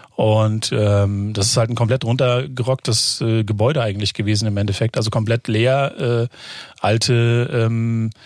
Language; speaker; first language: German; native; German